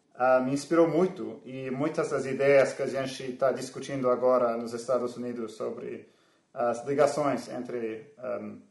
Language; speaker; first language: Portuguese; non-native, fluent; English